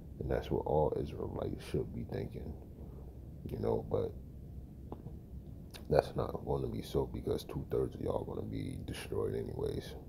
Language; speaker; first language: English; native; English